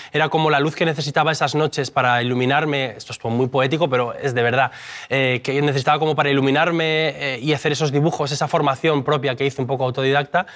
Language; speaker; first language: Spanish; native; Spanish